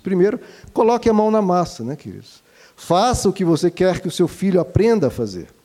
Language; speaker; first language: Portuguese; native; Portuguese